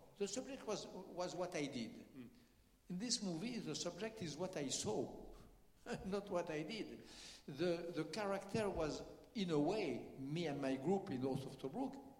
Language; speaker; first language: English; non-native, fluent; French